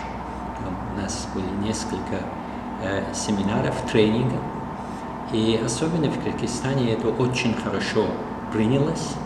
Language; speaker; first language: Russian; non-native, fluent; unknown